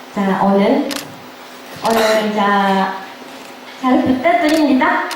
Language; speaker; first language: Korean; non-native, learner; Japanese